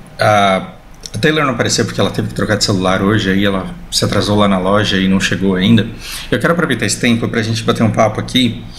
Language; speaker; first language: Portuguese; early bilingual, heritage; Portuguese